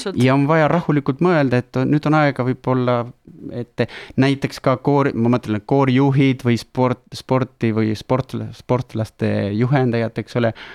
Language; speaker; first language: Estonian; non-native, fluent; Spanish